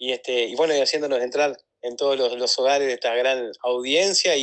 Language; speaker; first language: Spanish; native; Spanish